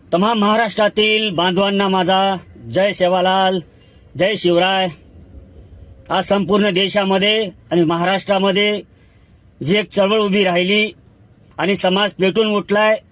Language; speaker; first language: Marathi; non-native, local second language; Lambadi